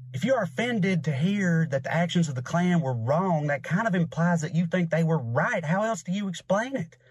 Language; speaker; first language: English; native; English